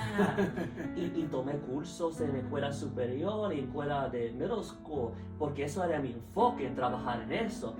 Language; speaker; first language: Spanish; early bilingual, heritage; Spanish